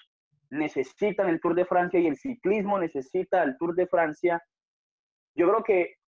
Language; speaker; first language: Spanish; native; Spanish